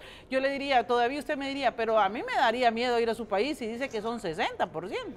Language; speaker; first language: Spanish; native; Spanish